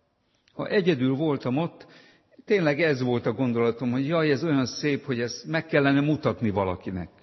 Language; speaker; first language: Hungarian; native; Hungarian